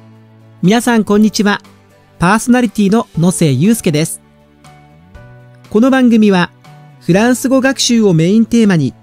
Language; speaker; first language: Japanese; native; Japanese